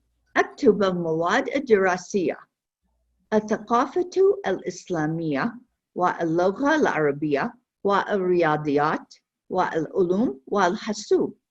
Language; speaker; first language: Arabic; non-native, fluent; English